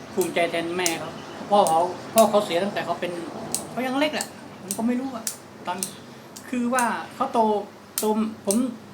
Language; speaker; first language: Thai; non-native, local second language; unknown